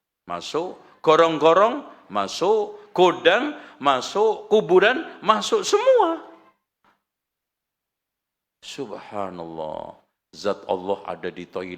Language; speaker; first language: Indonesian; native; Indonesian